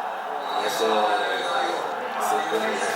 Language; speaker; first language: Spanish; non-native, learner; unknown